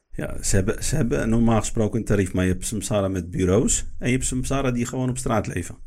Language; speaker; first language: Dutch; early bilingual, other home language; Arabic